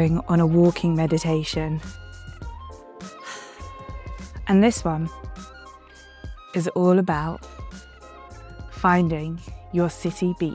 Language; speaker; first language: English; native; English